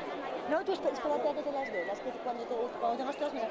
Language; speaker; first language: Spanish; native; Spanish